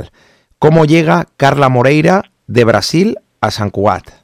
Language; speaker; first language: Spanish; native; Spanish